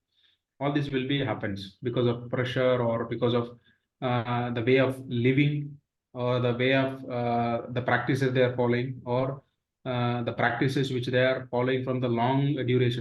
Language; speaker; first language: English; non-native, local second language; Telugu